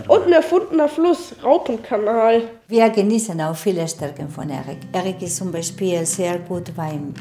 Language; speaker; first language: German; non-native, fluent; Spanish